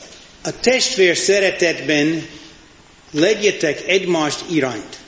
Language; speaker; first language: Hungarian; non-native, fluent; English